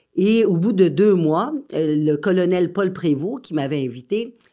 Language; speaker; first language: French; native; French